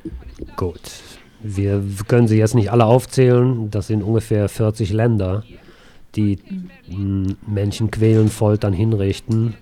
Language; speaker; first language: German; native; German